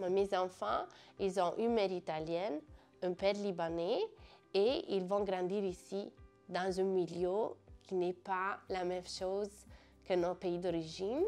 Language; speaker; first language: French; non-native, fluent; Italian